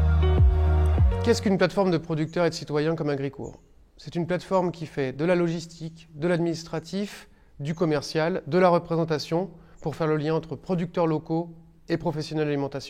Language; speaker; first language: French; native; French